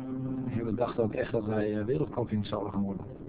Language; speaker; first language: Dutch; native; Dutch